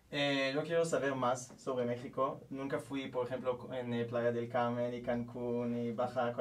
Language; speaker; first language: Spanish; non-native, learner; Hebrew